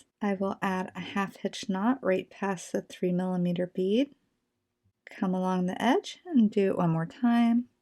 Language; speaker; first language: English; native; English